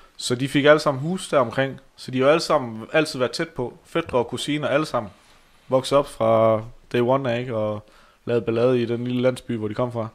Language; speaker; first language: Danish; early bilingual, other home language; Slovak